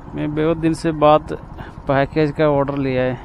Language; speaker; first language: Hindi; non-native, local second language; Malayalam